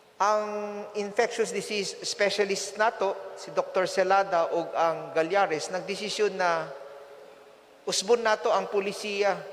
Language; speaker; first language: Cebuano; native; Cebuano